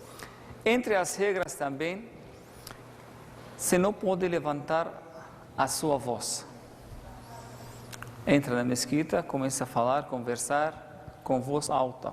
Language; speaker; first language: Portuguese; non-native, fluent; Arabic